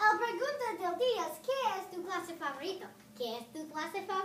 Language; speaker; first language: Spanish; non-native, learner; English